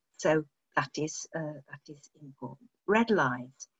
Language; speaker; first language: English; native; English